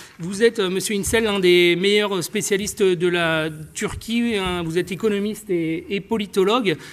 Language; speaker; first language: French; native; French